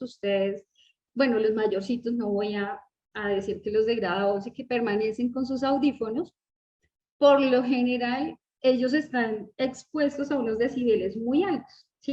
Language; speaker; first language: Spanish; native; Spanish